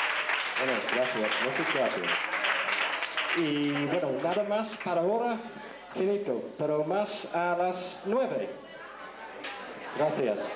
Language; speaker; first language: Spanish; non-native, learner; English